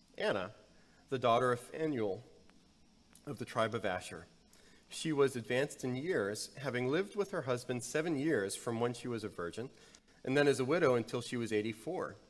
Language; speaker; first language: English; native; English